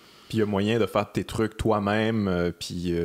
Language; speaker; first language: French; native; French